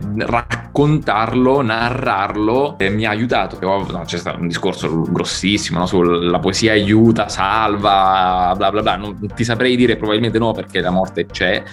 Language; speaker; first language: Italian; native; Italian